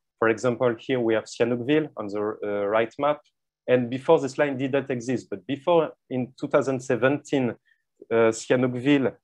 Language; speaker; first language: English; non-native, fluent; French